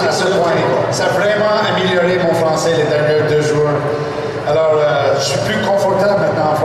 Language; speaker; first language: French; non-native, local second language; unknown